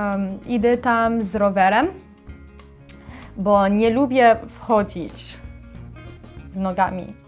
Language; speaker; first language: Polish; non-native, learner; Arabic